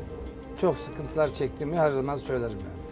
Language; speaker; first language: Turkish; native; Turkish